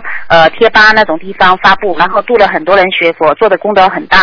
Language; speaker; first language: Chinese; native; Chinese